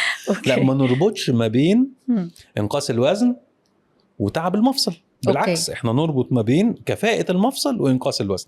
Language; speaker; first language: Arabic; native; Arabic